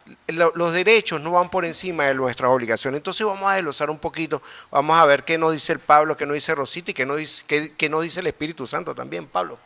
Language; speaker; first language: Spanish; native; Spanish